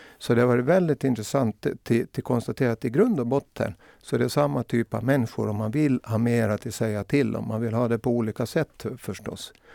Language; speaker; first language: Swedish; native; Swedish